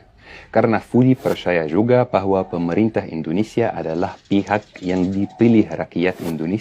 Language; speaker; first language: Indonesian; non-native, fluent; Arabic